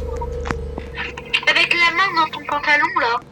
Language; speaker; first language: French; native; French